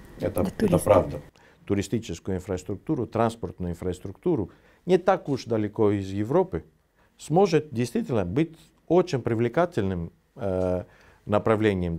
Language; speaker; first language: Russian; non-native, fluent; Greek